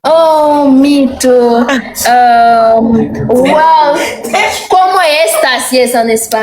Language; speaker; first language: Spanish; non-native, learner; Haitian Creole